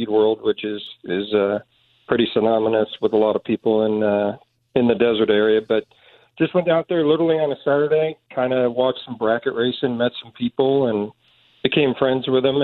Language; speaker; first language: English; native; English